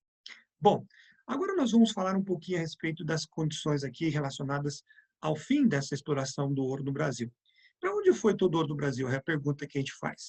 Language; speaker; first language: Portuguese; native; Portuguese